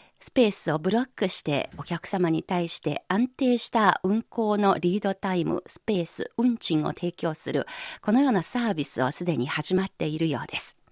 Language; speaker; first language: Japanese; non-native, fluent; Chinese